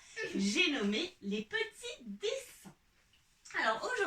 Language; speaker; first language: French; native; French